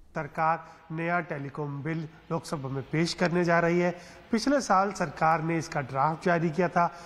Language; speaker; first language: Hindi; native; Hindi